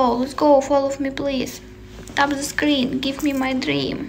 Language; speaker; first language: English; non-native, learner; Ukrainian